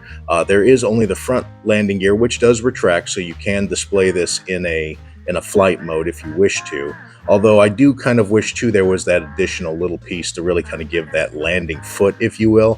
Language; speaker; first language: English; native; English